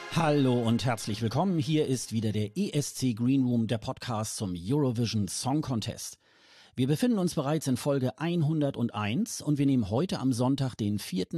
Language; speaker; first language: German; native; German